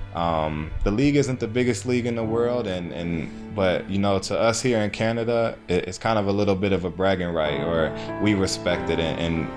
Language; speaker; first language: English; native; English